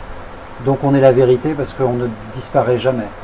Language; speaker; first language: French; native; French